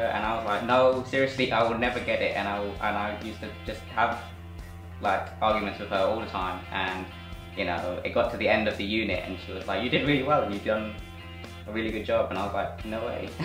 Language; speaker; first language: English; native; English